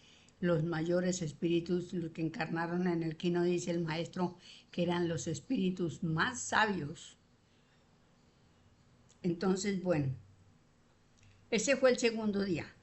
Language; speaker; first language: Spanish; native; Spanish